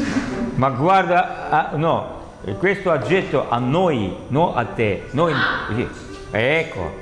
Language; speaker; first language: Italian; non-native, learner; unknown